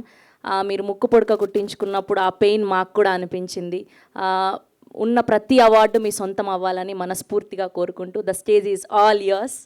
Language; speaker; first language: Telugu; native; Telugu